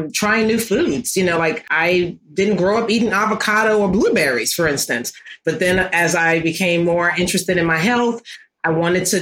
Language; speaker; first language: English; native; English